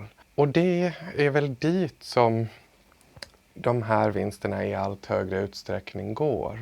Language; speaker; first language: Swedish; native; Swedish